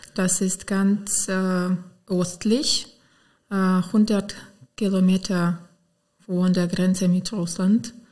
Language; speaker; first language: German; non-native, fluent; Ukrainian